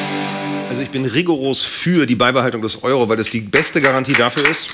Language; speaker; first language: German; native; German